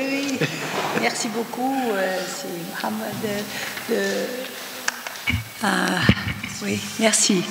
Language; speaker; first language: French; non-native, local second language; Arabic